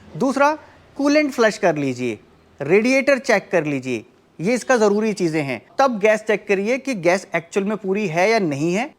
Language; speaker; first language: Hindi; native; Hindi